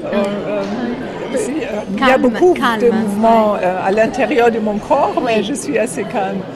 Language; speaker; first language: French; non-native, fluent; German